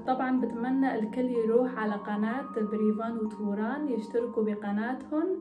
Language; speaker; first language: Arabic; non-native, local second language; Kurdish